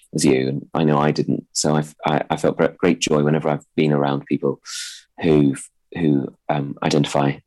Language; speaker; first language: English; native; English